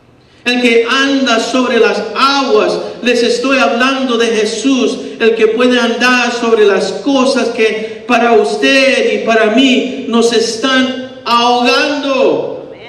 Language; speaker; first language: Spanish; early bilingual, heritage; Spanish